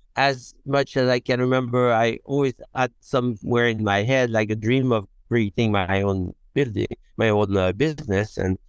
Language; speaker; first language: English; non-native, fluent; French